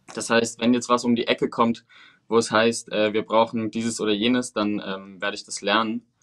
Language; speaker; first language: German; early bilingual, other home language; Spanish